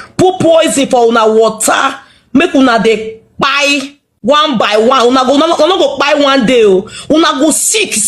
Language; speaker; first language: Nigerian Pidgin; non-native, local second language; Igbo